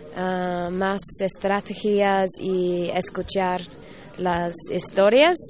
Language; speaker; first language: Spanish; non-native, learner; English